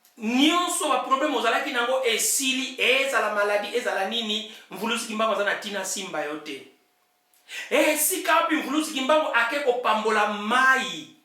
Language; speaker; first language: Lingala; non-native, local second language; Kongo